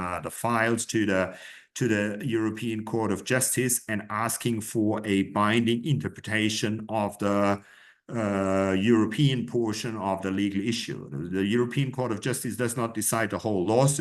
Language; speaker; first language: English; non-native, fluent; German